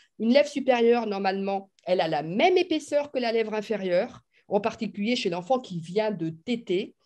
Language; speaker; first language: French; native; French